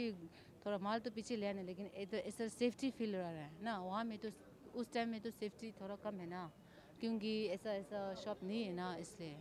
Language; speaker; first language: Hindi; non-native, local second language; Tibetan